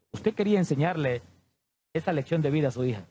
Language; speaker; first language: Spanish; native; Spanish